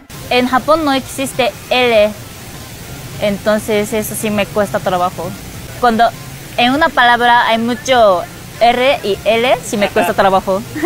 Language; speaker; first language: Spanish; non-native, fluent; Japanese